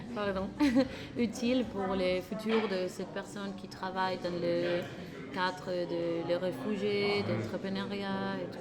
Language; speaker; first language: French; non-native, learner; Spanish